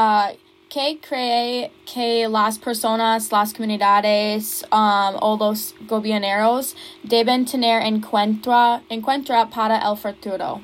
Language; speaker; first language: Spanish; non-native, learner; English